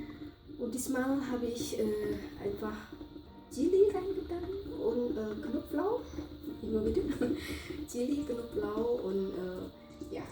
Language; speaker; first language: German; non-native, fluent; Javanese